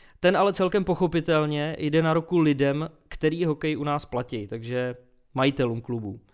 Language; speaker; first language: Czech; native; Czech